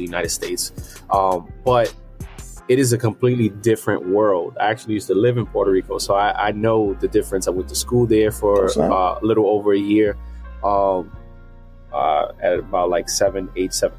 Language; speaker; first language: English; early bilingual, other home language; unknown